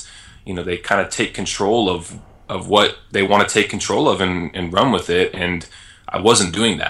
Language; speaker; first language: English; native; English